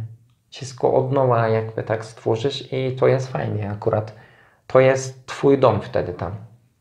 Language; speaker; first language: Polish; non-native, fluent; Turkish